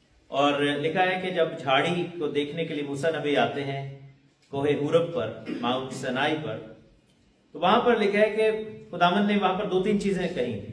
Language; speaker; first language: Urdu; non-native, local second language; Punjabi